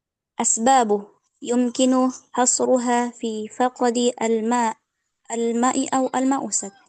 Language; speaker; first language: Arabic; non-native, learner; Indonesian